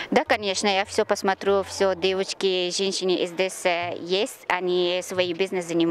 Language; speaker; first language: Russian; non-native, learner; Persian